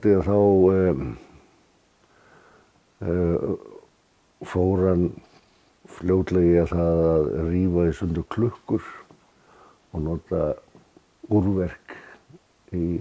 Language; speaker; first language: Icelandic; native; Icelandic